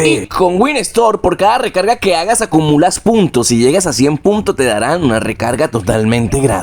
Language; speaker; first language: Spanish; native; Spanish